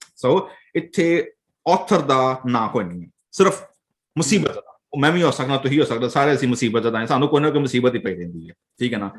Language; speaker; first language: Urdu; non-native, local second language; Punjabi